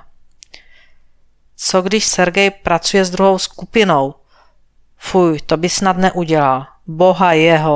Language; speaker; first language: Czech; native; Czech